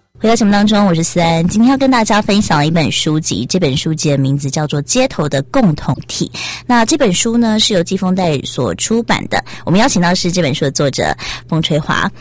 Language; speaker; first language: Chinese; native; Chinese